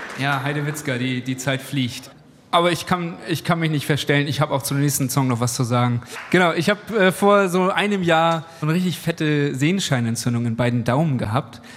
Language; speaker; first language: German; native; German